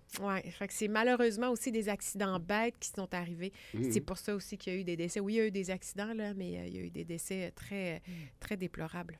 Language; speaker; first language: French; native; French